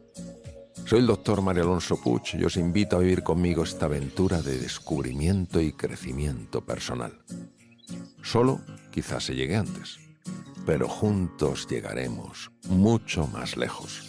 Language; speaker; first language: Spanish; native; Spanish